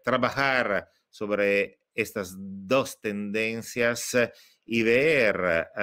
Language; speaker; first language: Spanish; non-native, fluent; Italian